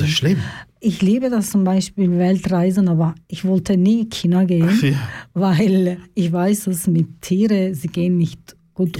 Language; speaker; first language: German; non-native, learner; Turkish